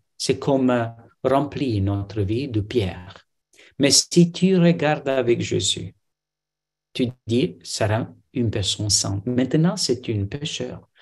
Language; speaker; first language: French; non-native, fluent; Romanian